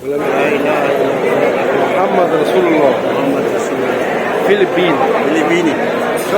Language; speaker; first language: Egyptian Arabic; native; Egyptian Arabic